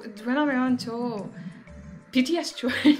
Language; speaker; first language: Korean; non-native, learner; Indonesian